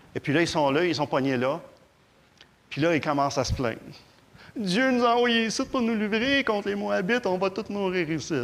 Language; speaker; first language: French; native; French